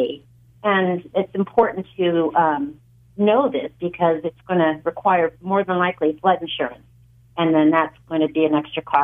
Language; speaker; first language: English; native; English